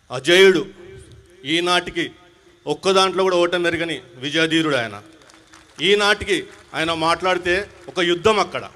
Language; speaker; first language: Telugu; non-native, local second language; Hindi